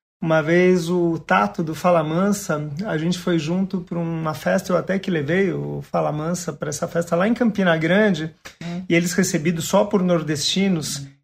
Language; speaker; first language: Portuguese; native; Portuguese